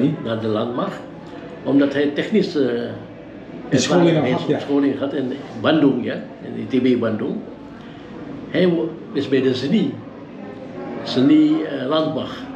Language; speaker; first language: Dutch; early bilingual, heritage; Dutch